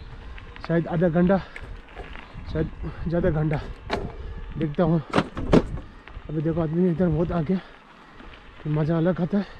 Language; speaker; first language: Hindi; non-native, learner; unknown